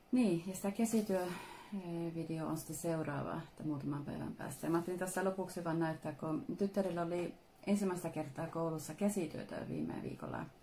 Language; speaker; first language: Finnish; early bilingual, heritage; Finnish